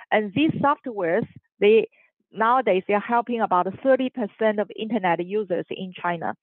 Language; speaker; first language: English; non-native, fluent; Chinese